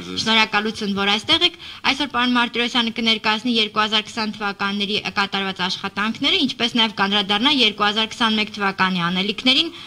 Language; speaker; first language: Armenian; native; Armenian